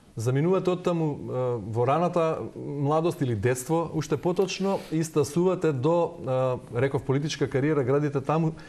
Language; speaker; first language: Macedonian; native; Macedonian